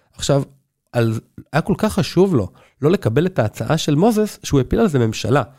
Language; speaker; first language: Hebrew; native; Hebrew